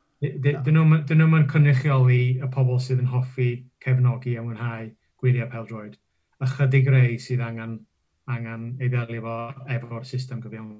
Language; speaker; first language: Welsh; non-native, local second language; English